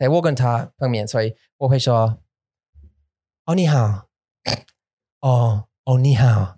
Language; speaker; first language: Chinese; non-native, learner; English